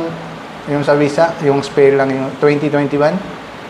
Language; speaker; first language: Filipino; non-native, learner; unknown